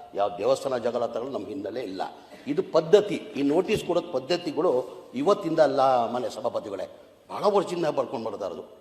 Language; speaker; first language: Kannada; non-native, local second language; Urdu